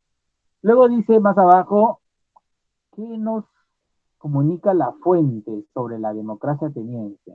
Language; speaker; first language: Spanish; native; Spanish